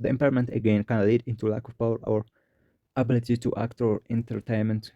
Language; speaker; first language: English; non-native, local second language; Amharic